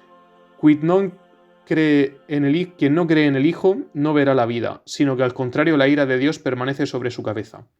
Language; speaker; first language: Spanish; native; Spanish